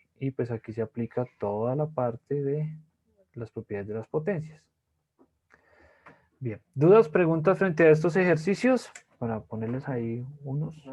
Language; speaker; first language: Spanish; native; Spanish